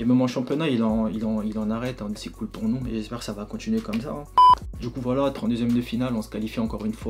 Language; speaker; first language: French; native; French